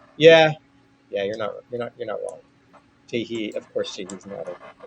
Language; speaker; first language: English; native; English